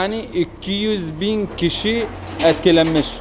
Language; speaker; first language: Turkish; non-native, fluent; Arabic